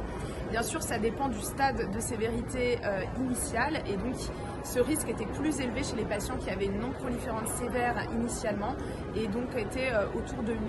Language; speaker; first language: French; native; French